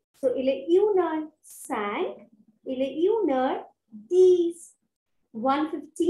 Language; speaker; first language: French; non-native, fluent; Hindi